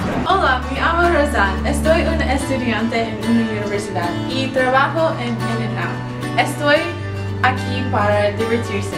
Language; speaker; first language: Spanish; non-native, learner; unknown